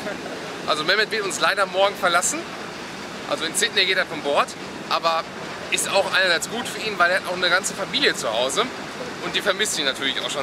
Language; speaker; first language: German; native; German